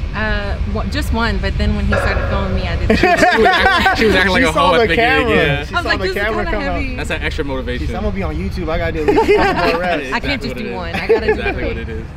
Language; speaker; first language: English; native; English